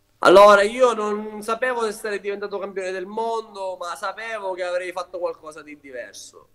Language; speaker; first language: Italian; native; Italian